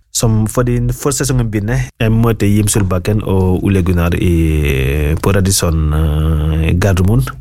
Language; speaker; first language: Norwegian; non-native, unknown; Wolof